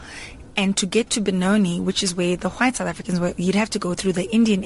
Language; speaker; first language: English; non-native, local second language; Zulu